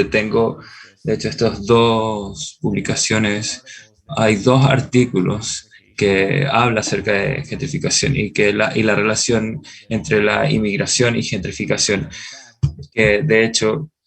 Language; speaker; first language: Spanish; non-native, fluent; English